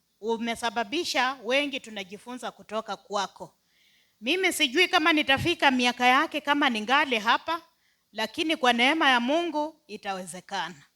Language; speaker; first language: Swahili; non-native, local second language; Luyia